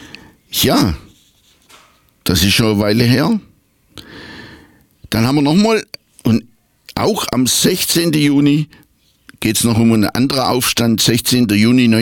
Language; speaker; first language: German; native; German